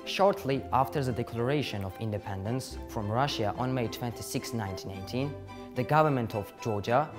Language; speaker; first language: English; non-native, learner; Georgian